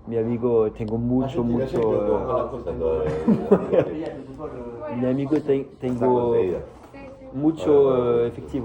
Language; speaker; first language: Spanish; non-native, learner; French